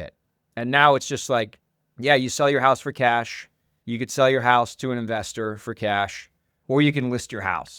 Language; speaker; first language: English; native; English